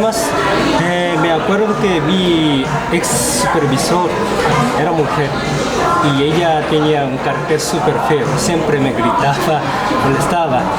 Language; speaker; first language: Spanish; non-native, fluent; Korean